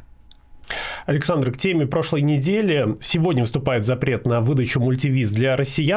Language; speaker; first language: Russian; native; Russian